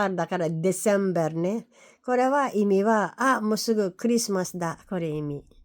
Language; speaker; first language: Japanese; non-native, learner; Filipino